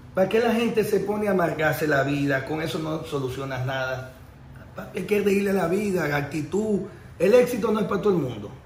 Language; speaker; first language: Spanish; native; Spanish